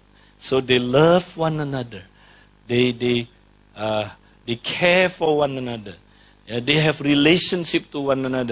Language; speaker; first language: English; non-native, fluent; Indonesian